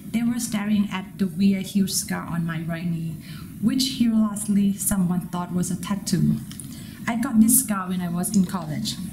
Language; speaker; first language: English; non-native, fluent; Thai